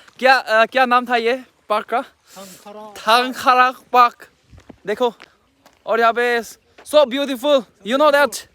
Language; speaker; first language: Hindi; non-native, local second language; Karbi